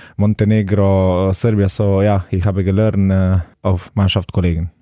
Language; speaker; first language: German; non-native, learner; Slovenian